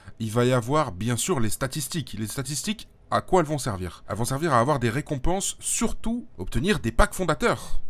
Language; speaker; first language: French; native; French